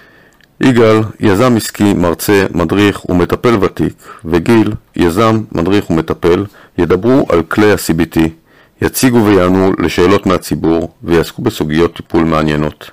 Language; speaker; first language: Hebrew; native; Hebrew